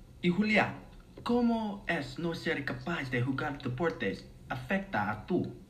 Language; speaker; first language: Spanish; non-native, learner; English